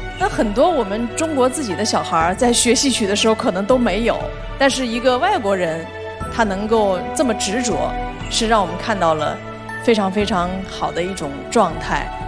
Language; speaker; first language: Chinese; native; Chinese